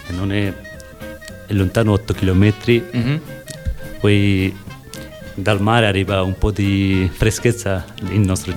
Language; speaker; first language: Italian; non-native, learner; Bangla